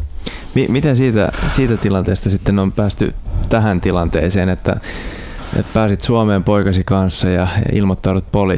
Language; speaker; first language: Finnish; native; Finnish